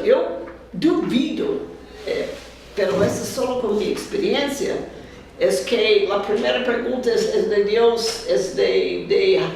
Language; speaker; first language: Spanish; non-native, fluent; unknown